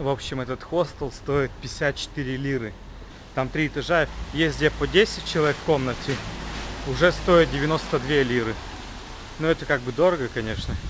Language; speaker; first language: Russian; native; Russian